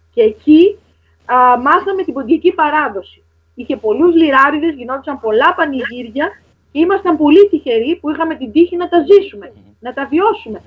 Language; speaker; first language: Greek; native; Greek